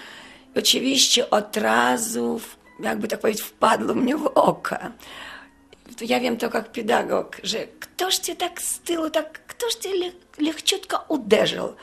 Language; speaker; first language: Polish; non-native, fluent; Russian